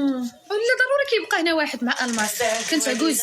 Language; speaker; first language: Arabic; native; Arabic